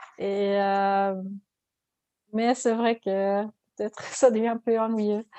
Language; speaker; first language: French; non-native, learner; Dutch